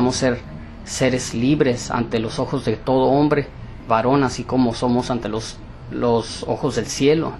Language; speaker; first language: Spanish; early bilingual, heritage; Spanish